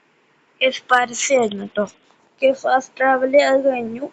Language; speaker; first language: Malayalam; native; Malayalam